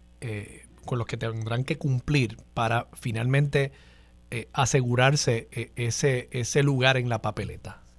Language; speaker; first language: Spanish; native; Spanish